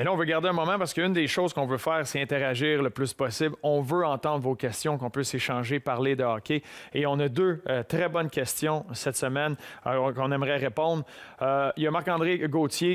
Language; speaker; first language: French; native; French